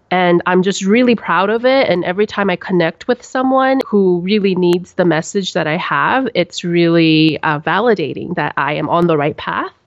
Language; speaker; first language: English; native; English